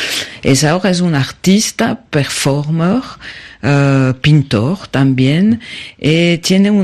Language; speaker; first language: Spanish; non-native, fluent; French